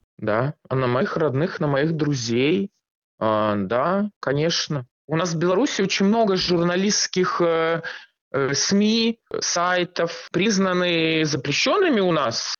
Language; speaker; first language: Russian; native; Russian